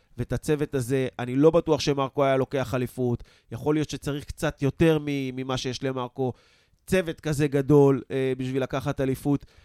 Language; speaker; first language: Hebrew; native; Hebrew